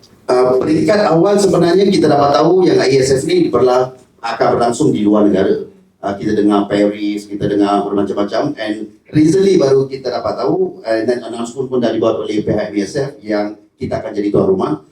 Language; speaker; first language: Malay; native; Malay